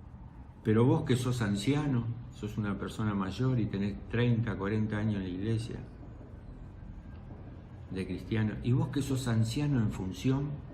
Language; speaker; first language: Spanish; native; Spanish